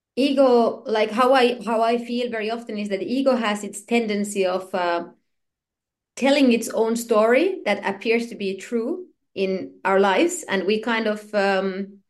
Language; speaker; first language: English; non-native, fluent; Finnish